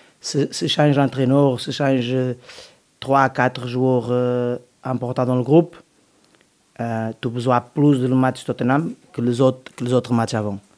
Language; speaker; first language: French; non-native, learner; Portuguese